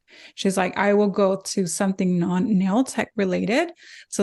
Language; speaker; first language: English; native; English